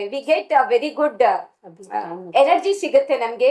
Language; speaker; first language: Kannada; non-native, local second language; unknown